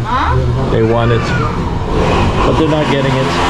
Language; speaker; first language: English; native; English